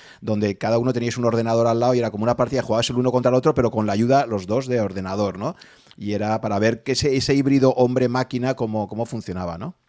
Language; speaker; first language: Spanish; native; Spanish